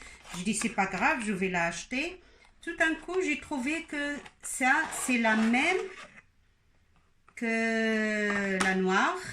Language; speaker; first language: French; non-native, local second language; Arabic